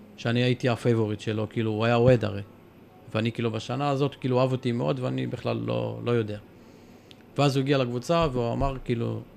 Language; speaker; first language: Hebrew; non-native, local second language; Arabic